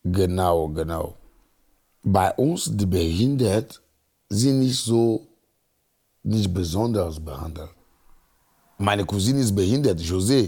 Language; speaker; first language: German; non-native, learner; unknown